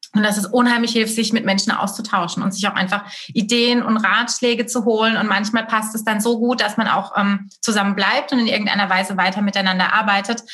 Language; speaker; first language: German; native; German